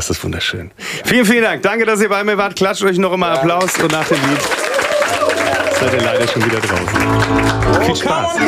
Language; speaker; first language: German; native; German